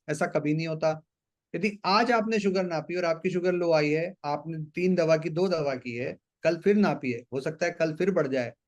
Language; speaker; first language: Hindi; native; Hindi